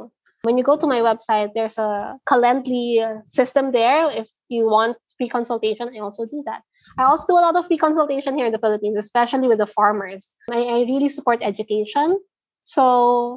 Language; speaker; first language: English; non-native, local second language; Filipino